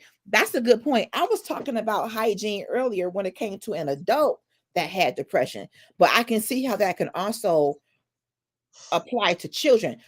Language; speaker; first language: English; native; English